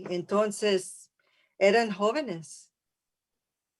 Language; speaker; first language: Spanish; early bilingual, heritage; English